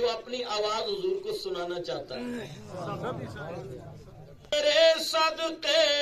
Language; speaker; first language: Hindi; native; Hindi